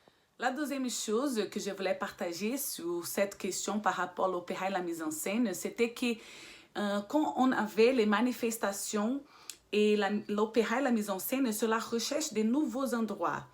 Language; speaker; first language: French; non-native, fluent; Portuguese